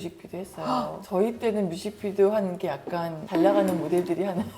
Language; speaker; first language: Korean; native; Korean